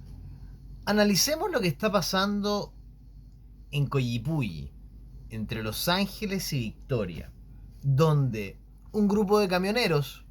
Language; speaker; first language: Spanish; native; Spanish